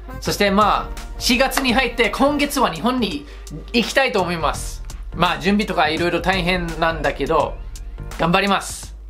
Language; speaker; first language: Japanese; non-native, fluent; English